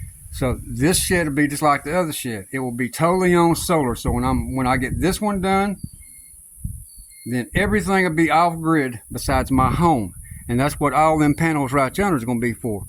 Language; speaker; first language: English; native; English